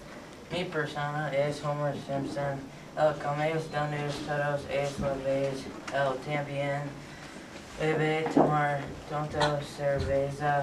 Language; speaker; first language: Spanish; non-native, learner; English